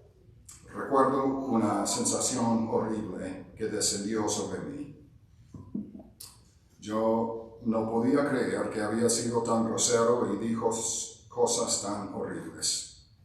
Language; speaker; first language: Spanish; non-native, fluent; English